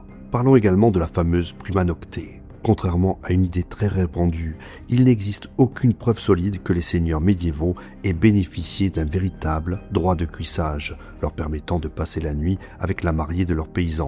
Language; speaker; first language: French; native; French